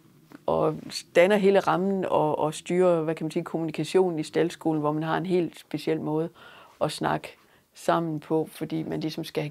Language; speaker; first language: Danish; native; Danish